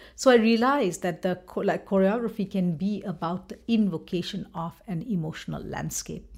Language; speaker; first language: English; non-native, local second language; Bangla